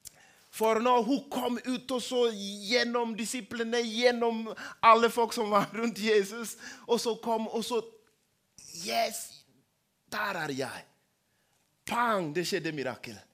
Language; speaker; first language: Swedish; non-native, learner; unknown